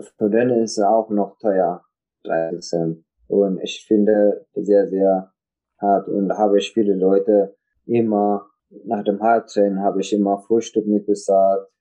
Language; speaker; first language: German; non-native, learner; Tigrinya